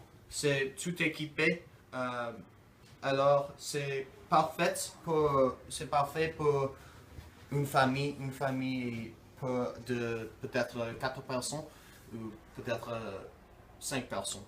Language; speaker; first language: French; non-native, learner; English